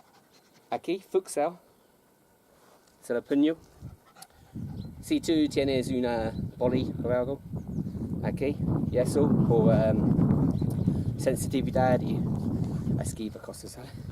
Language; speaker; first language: Spanish; non-native, learner; English